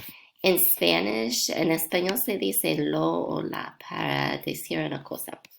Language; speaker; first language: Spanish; non-native, fluent; English